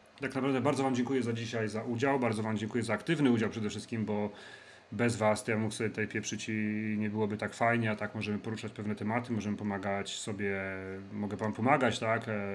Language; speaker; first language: Polish; native; Polish